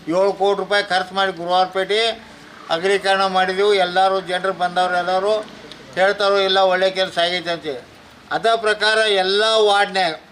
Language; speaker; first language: Kannada; native; Kannada